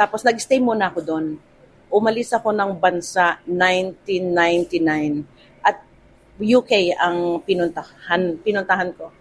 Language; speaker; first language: Filipino; native; Filipino